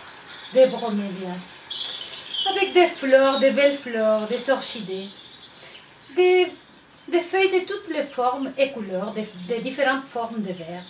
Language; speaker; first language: French; non-native, fluent; Spanish